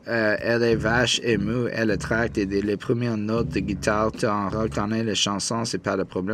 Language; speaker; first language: French; non-native, fluent; English